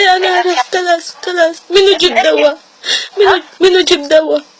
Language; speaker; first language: Arabic; non-native, learner; Filipino